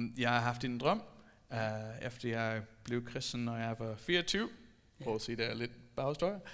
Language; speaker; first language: Danish; non-native, fluent; English